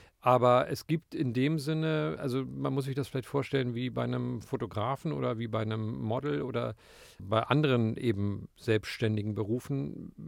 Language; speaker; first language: German; native; German